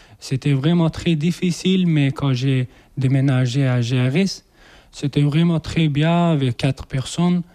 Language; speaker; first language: French; non-native, learner; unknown